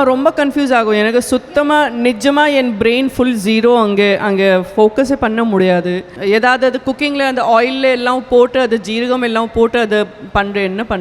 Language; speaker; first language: Tamil; non-native, local second language; Gujarati